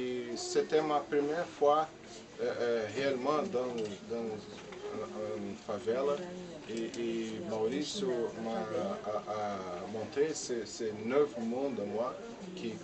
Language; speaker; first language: French; non-native, learner; Portuguese